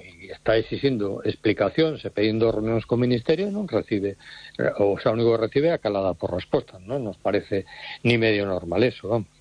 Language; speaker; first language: Galician; non-native, local second language; Spanish